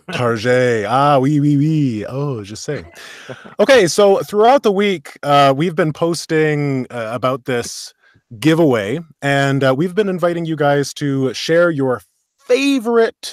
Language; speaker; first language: English; native; English